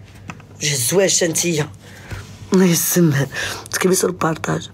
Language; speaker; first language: Arabic; native; Arabic